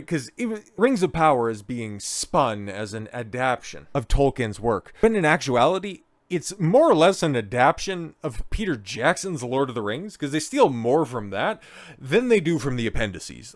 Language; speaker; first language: English; native; English